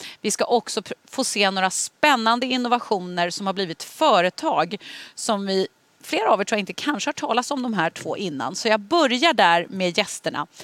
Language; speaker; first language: Swedish; native; Swedish